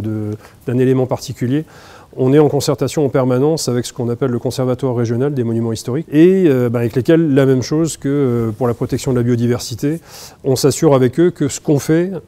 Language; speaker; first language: French; native; French